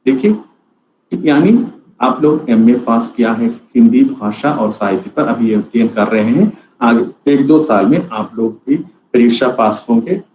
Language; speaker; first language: Hindi; non-native, local second language; Malayalam